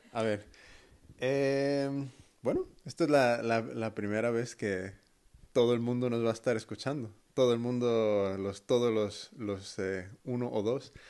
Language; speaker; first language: Spanish; early bilingual, heritage; Spanish